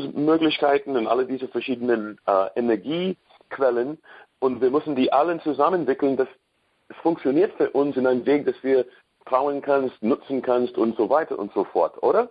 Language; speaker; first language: German; non-native, learner; English